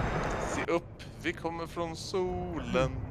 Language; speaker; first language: Swedish; native; Swedish